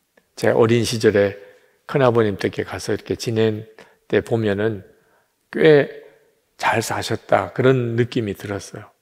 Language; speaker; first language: Korean; native; Korean